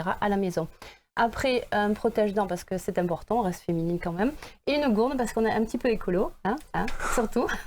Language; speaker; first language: French; native; French